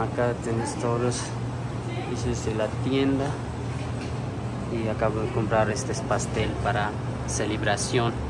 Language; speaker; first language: Spanish; non-native, learner; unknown